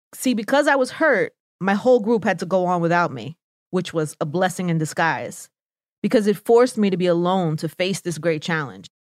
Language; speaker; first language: English; native; English